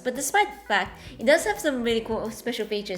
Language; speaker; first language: English; native; English